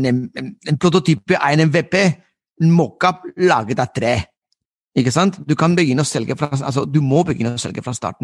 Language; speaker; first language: Norwegian; non-native, fluent; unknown